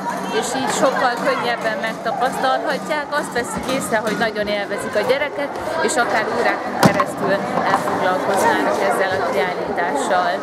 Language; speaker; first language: Hungarian; native; Hungarian